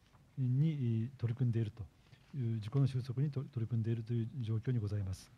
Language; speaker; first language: Japanese; native; Japanese